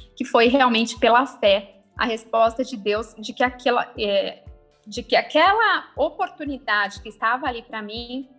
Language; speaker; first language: Portuguese; native; Portuguese